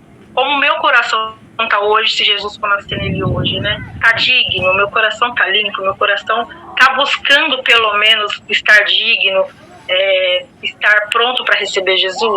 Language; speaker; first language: Portuguese; native; Portuguese